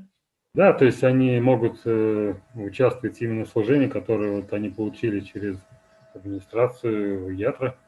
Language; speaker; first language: Russian; native; Russian